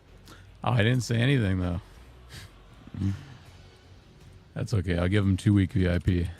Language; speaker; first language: English; native; English